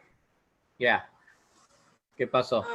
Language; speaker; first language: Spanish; non-native, learner; English